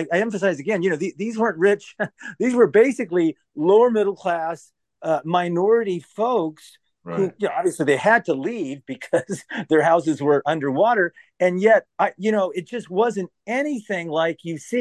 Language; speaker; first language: English; native; English